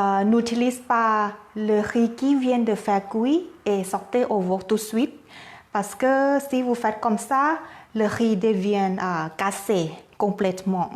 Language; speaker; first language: French; non-native, fluent; Thai